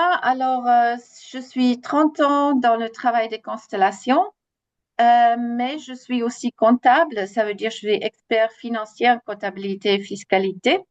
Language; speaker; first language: French; non-native, fluent; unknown